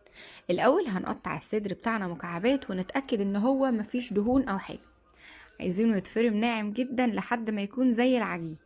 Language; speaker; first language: Arabic; native; Arabic